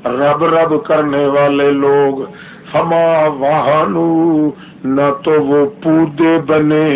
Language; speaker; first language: Urdu; non-native, local second language; Saraiki